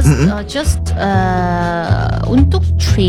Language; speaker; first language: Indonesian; non-native, learner; Korean